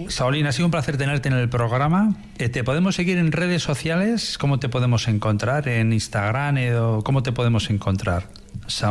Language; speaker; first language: Spanish; native; Spanish